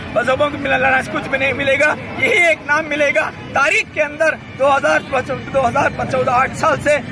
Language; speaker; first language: Hindi; non-native, local second language; Urdu